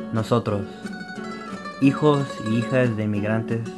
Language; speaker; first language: Spanish; early bilingual, heritage; Spanish